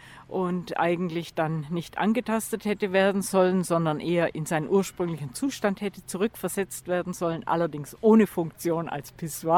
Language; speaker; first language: German; native; German